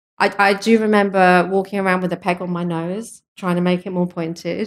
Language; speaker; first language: English; native; English